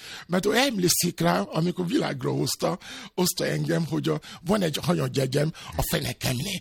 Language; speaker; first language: Hungarian; non-native, fluent; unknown